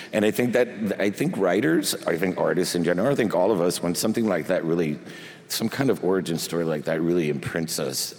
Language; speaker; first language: English; early bilingual, other home language; Spanish